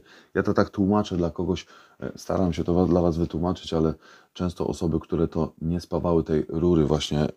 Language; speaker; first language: Polish; native; Polish